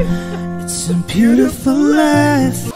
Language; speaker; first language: English; non-native, local second language; Filipino